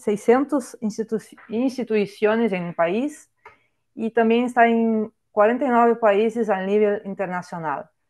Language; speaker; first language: Spanish; non-native, fluent; Portuguese